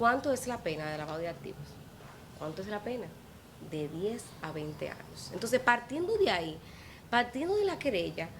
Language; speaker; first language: Spanish; native; Spanish